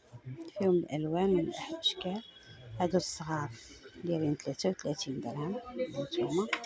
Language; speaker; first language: Arabic; native; Arabic